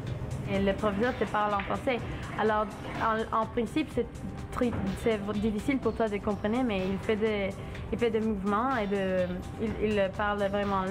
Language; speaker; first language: French; non-native, learner; English